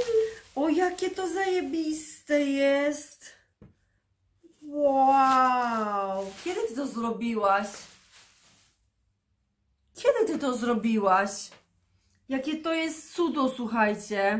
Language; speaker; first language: Polish; native; Polish